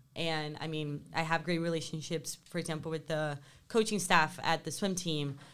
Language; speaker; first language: English; non-native, fluent; Portuguese